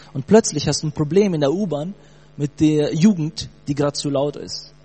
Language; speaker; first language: German; early bilingual, other home language; Portuguese